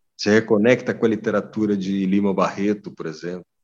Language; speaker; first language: Portuguese; native; Portuguese